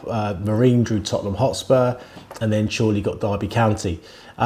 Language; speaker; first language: English; native; English